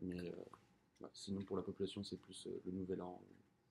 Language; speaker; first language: French; native; French